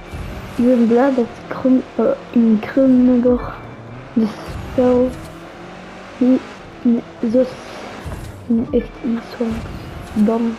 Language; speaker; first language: Dutch; non-native, local second language; French